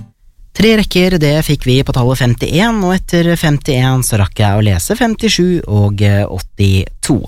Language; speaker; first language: Norwegian; native; Norwegian